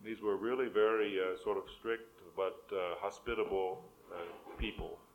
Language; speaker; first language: English; native; English